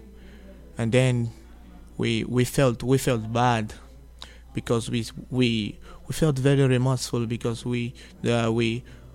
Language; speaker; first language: English; non-native, local second language; Igbo